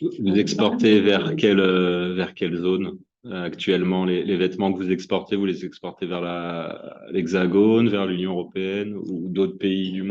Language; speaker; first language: French; native; French